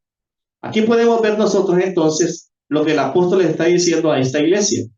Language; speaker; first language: Spanish; native; Spanish